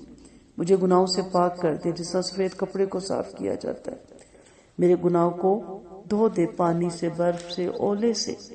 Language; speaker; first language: Urdu; native; Urdu